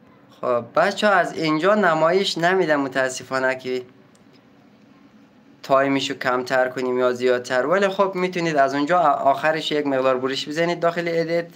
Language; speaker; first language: Persian; native; Persian